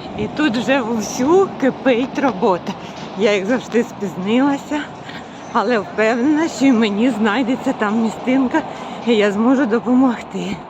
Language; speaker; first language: Ukrainian; native; Ukrainian